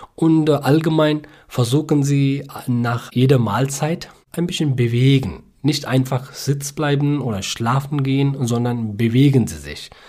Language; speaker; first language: German; non-native, learner; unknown